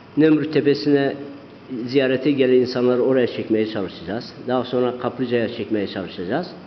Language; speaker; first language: Turkish; non-native, local second language; Zaza